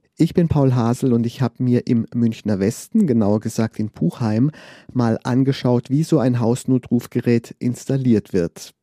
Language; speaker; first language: German; native; German